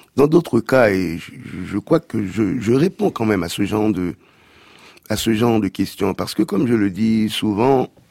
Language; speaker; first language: French; non-native, local second language; Haitian Creole